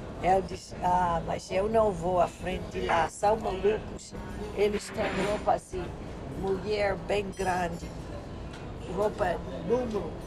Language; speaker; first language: Portuguese; non-native, learner; English